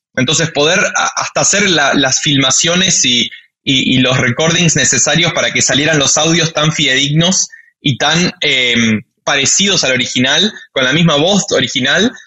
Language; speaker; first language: Spanish; native; Spanish